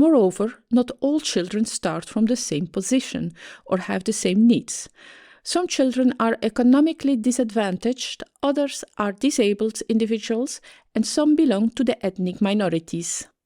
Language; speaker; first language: English; non-native, fluent; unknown